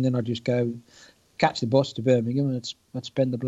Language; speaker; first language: English; native; English